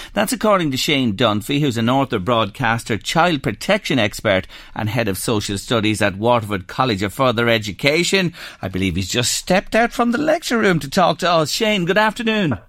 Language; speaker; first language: English; native; English